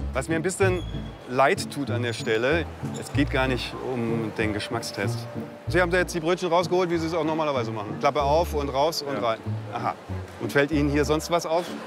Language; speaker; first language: German; native; German